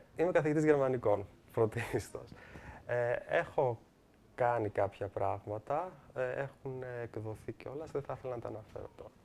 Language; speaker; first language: Greek; early bilingual, heritage; Greek